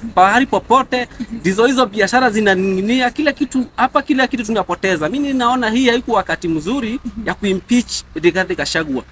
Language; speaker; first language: Swahili; non-native, local second language; Kikuyu